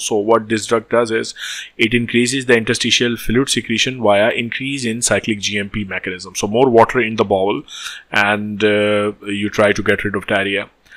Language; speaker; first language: English; non-native, local second language; Hindi